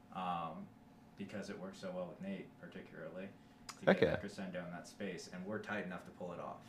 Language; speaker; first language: English; native; English